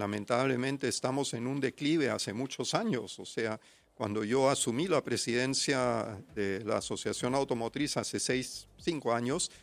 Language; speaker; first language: Spanish; non-native, fluent; German